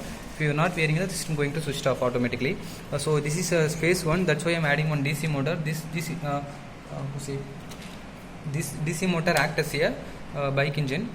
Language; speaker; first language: English; non-native, local second language; Tamil